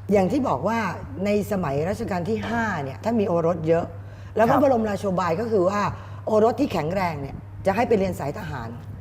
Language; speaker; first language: Thai; native; Thai